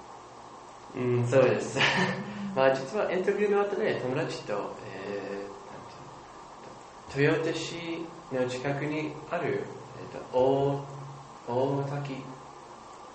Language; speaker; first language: Japanese; non-native, learner; English